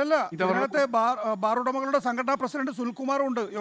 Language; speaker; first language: Malayalam; native; Malayalam